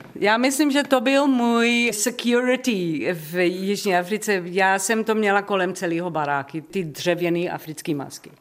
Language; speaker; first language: Czech; early bilingual, heritage; Czech